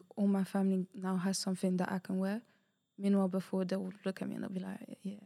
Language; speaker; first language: English; early bilingual, other home language; Portuguese